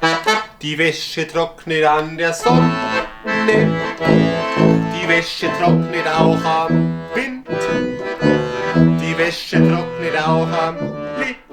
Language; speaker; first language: German; native; German